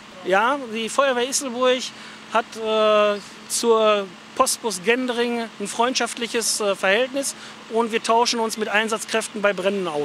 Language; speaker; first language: German; native; German